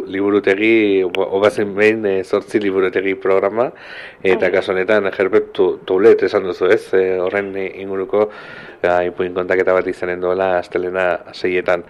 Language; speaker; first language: Basque; native; Basque